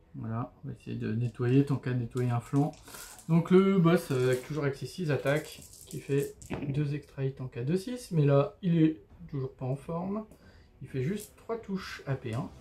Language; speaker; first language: French; native; French